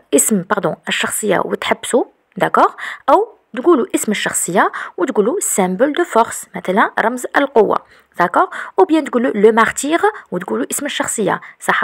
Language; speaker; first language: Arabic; native; Arabic